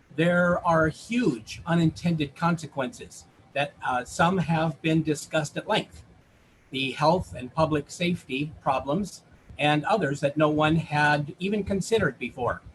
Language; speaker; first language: English; native; English